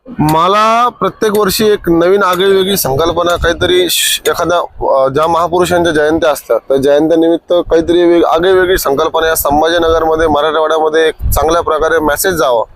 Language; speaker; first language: Marathi; native; Marathi